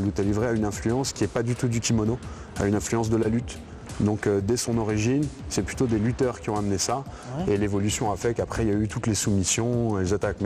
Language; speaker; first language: French; native; French